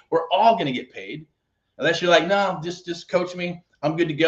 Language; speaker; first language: English; native; English